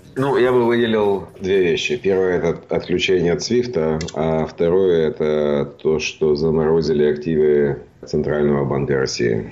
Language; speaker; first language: Russian; native; Russian